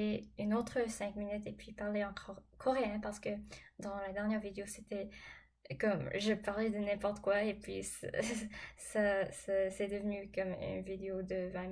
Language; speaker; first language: French; non-native, fluent; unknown